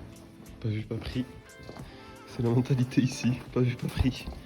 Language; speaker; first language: French; native; French